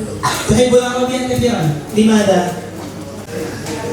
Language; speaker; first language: Arabic; non-native, fluent; Indonesian